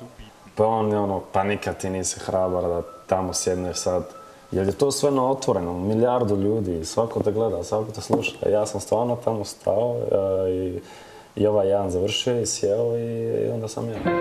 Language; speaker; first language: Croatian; early bilingual, heritage; Croatian